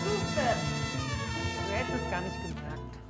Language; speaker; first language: German; native; German